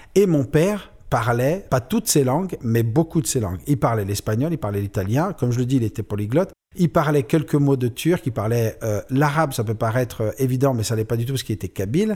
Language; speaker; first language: French; native; French